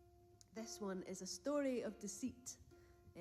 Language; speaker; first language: English; native; English